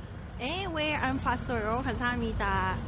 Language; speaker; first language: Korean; non-native, learner; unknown